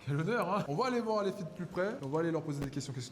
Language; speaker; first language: French; native; French